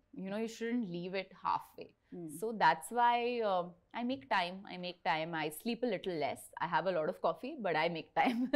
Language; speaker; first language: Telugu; non-native, learner; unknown